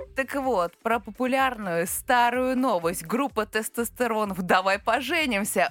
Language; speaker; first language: Russian; native; Russian